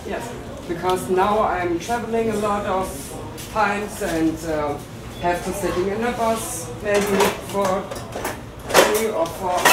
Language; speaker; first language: English; non-native, learner; German